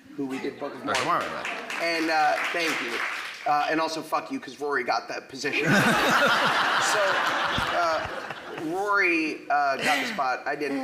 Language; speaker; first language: English; native; English